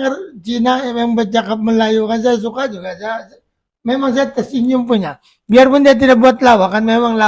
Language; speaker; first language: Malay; non-native, local second language; Filipino